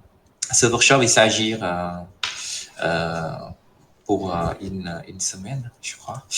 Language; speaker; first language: French; non-native, fluent; Khmer